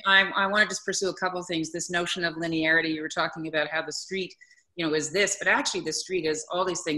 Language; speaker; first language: English; native; English